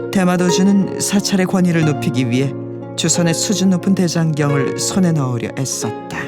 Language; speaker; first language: Korean; native; Korean